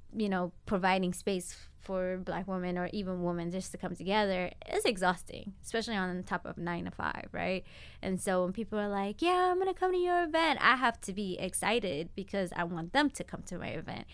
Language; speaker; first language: English; non-native, fluent; Amharic